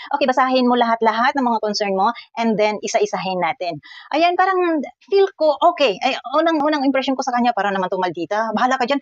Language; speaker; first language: Filipino; non-native, local second language; Cebuano